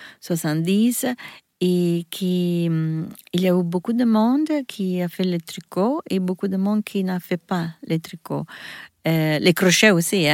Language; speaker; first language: French; non-native, learner; Italian